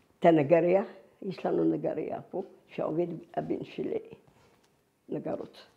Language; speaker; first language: Hebrew; non-native, fluent; Arabic